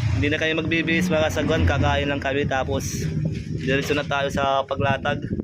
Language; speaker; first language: Filipino; native; Filipino